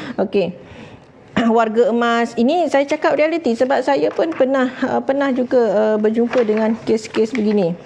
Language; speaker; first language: Malay; native; Malay